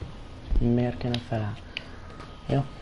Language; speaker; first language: Hungarian; native; Hungarian